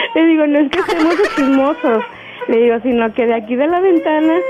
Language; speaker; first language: Spanish; native; Spanish